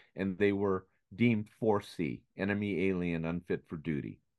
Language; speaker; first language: English; native; English